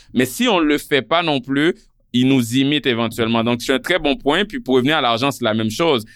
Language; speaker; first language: French; non-native, local second language; Haitian Creole